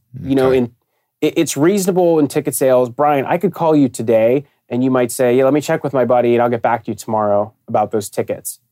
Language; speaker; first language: English; native; English